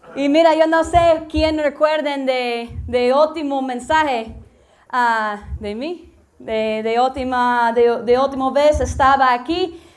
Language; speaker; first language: Spanish; non-native, learner; English